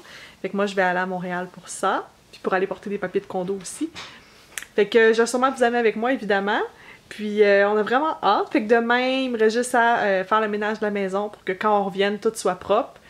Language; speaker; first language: French; native; French